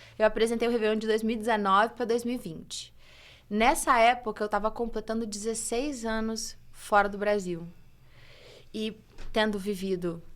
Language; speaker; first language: Portuguese; early bilingual, heritage; English